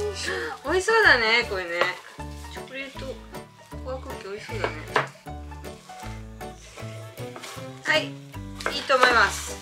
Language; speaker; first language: Japanese; early bilingual, heritage; Japanese